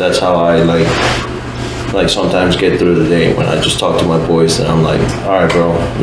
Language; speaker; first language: English; native; English